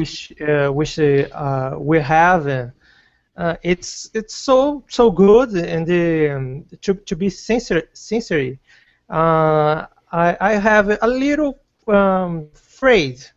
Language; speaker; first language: English; non-native, learner; Portuguese